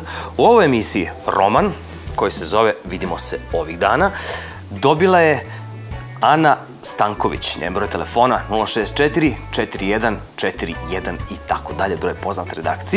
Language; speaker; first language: Serbian; native; Serbian